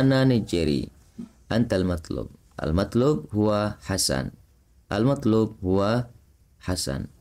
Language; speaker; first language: Arabic; non-native, fluent; Indonesian